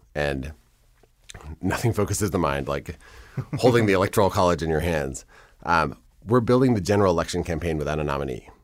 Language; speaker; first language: English; native; English